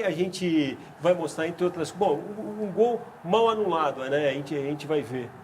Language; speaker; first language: Portuguese; native; Portuguese